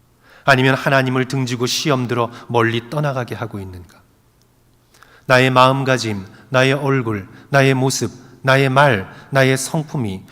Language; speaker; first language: Korean; native; Korean